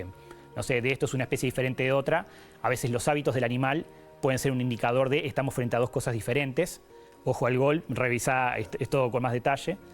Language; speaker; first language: Spanish; native; Spanish